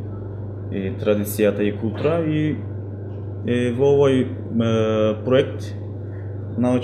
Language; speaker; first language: Macedonian; non-native, fluent; Turkish